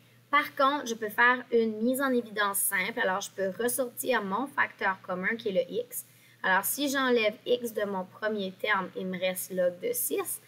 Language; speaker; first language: French; native; French